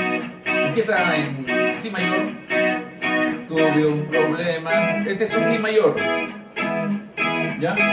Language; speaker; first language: Spanish; native; Spanish